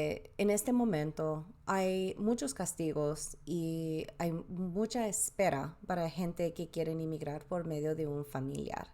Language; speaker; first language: Spanish; early bilingual, heritage; Spanish